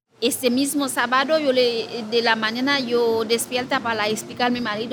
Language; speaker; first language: Spanish; non-native, learner; Haitian Creole